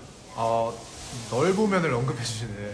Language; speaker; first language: Korean; native; Korean